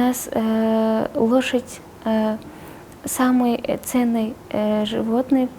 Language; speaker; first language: Russian; non-native, local second language; Kazakh